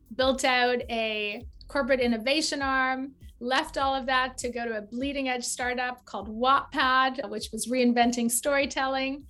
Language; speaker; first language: English; native; English